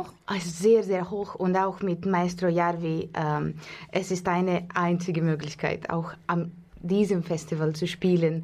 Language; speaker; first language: German; non-native, learner; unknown